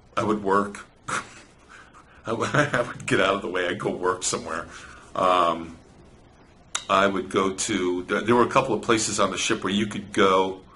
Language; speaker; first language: English; native; English